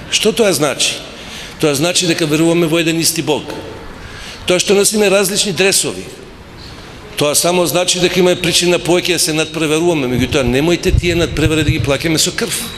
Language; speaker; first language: Macedonian; non-native, local second language; Albanian